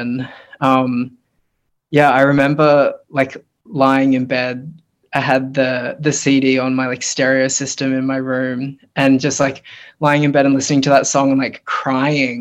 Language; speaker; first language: English; native; English